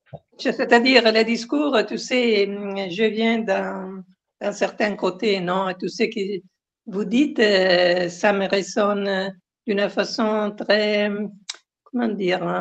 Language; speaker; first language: French; non-native, fluent; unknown